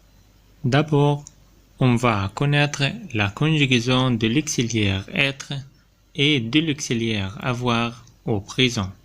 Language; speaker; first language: French; non-native, local second language; Arabic